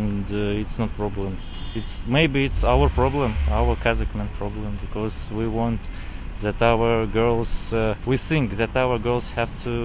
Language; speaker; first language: English; non-native, learner; Kazakh